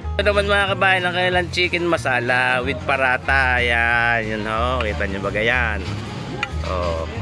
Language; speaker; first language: Filipino; native; Filipino